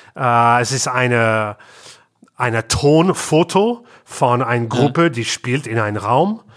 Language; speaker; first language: German; non-native, learner; English